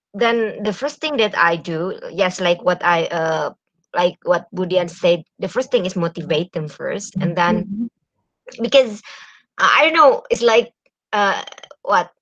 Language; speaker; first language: English; non-native, fluent; Indonesian